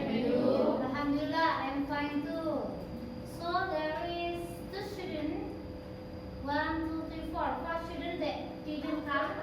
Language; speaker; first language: English; non-native, learner; Indonesian